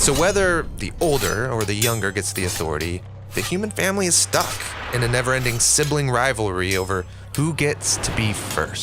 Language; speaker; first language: English; native; English